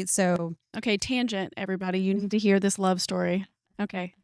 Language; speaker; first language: English; native; English